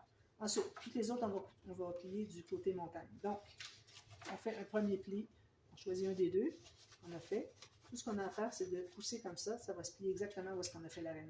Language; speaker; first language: French; native; French